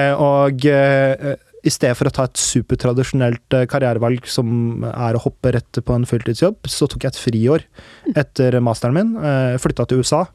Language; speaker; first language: Norwegian; early bilingual, other home language; Urdu